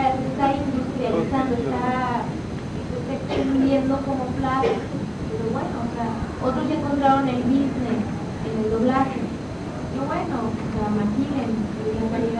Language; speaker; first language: Spanish; native; Spanish